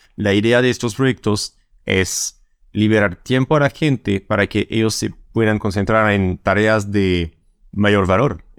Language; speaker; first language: Spanish; non-native, fluent; French